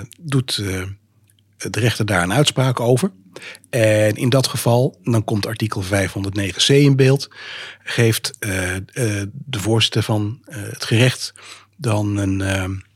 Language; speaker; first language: Dutch; native; Dutch